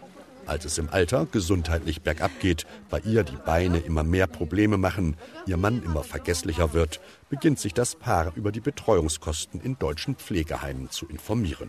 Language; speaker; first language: German; native; German